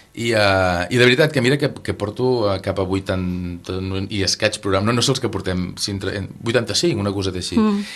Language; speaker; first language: Catalan; native; Catalan